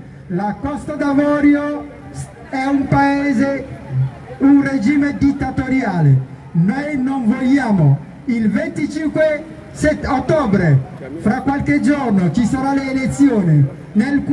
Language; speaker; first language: Italian; non-native, fluent; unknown